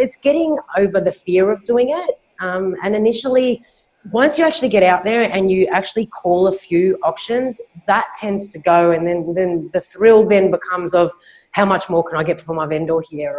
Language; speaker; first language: English; native; English